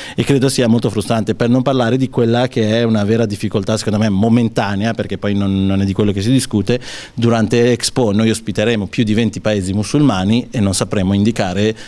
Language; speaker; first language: Italian; non-native, fluent; Urdu